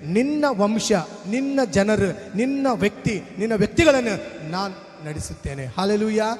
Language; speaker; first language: Kannada; non-native, local second language; Telugu